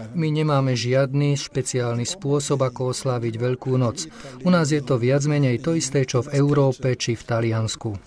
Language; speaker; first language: Slovak; native; Slovak